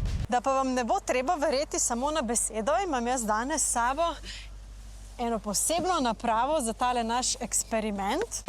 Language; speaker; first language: Slovenian; native; Slovenian